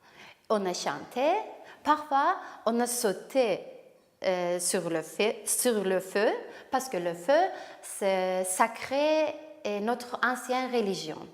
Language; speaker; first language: French; non-native, learner; Kurdish